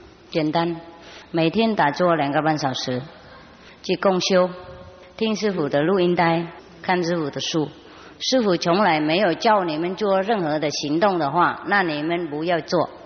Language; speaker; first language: Chinese; non-native, fluent; Vietnamese